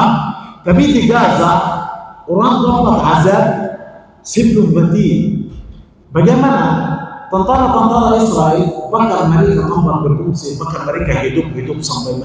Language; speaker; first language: Indonesian; non-native, fluent; Arabic